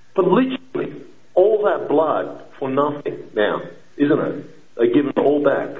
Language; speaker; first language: English; native; English